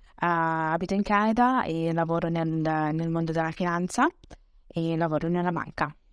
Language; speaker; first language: Italian; early bilingual, other home language; Bangla